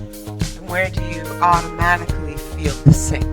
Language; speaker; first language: English; native; English